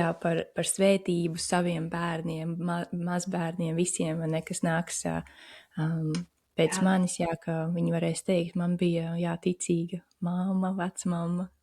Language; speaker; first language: Latvian; native; Latvian